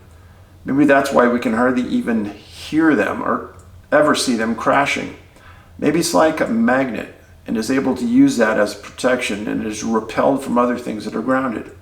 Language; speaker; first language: English; native; English